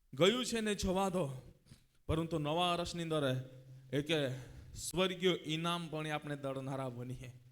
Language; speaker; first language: Gujarati; non-native, local second language; Gamit